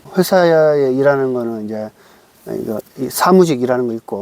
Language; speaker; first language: Korean; native; Korean